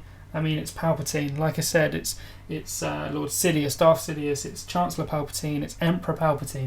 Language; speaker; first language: English; native; English